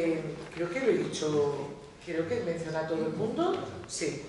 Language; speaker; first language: Spanish; native; Spanish